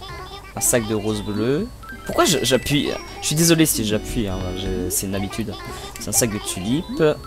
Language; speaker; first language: French; native; French